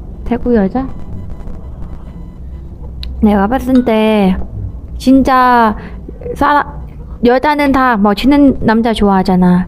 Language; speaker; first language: Korean; non-native, learner; Thai